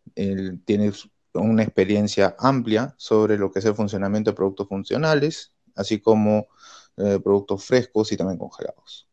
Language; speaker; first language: Spanish; native; Spanish